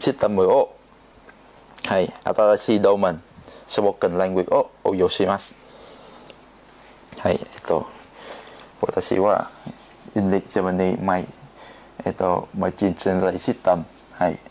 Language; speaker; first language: Japanese; non-native, learner; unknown